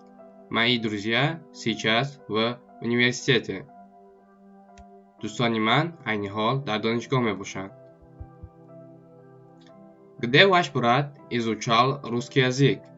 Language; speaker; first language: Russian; non-native, local second language; Tajik